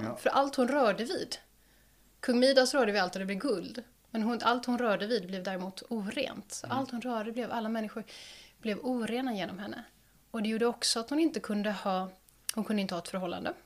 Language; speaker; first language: Swedish; native; Swedish